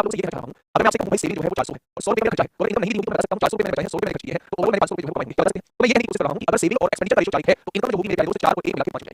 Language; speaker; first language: Hindi; native; Hindi